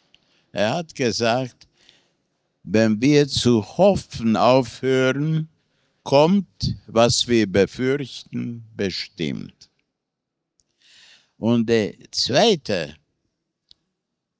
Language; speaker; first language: German; non-native, fluent; Hungarian